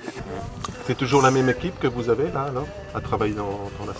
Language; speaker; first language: French; native; French